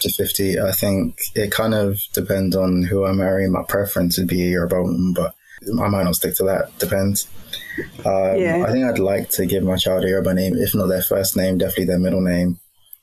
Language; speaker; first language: English; native; English